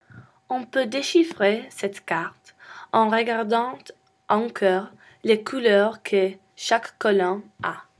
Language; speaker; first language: French; non-native, learner; English